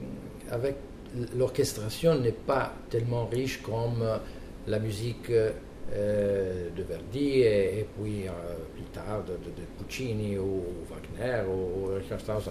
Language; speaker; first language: French; non-native, fluent; Italian